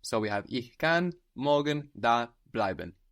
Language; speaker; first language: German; non-native, fluent; English